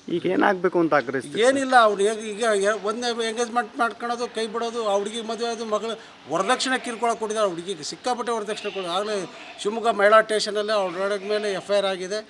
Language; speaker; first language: Kannada; non-native, local second language; Lambadi